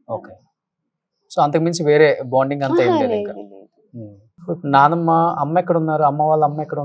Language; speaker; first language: Telugu; native; Telugu